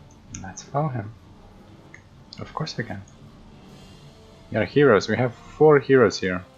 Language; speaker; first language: English; non-native, fluent; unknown